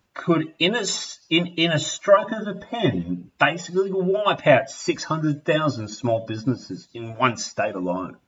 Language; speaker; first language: English; native; English